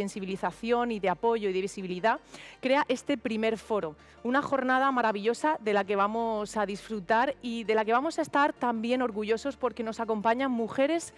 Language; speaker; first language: Spanish; native; Spanish